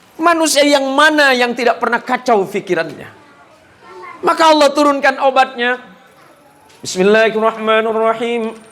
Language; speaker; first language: Indonesian; native; Indonesian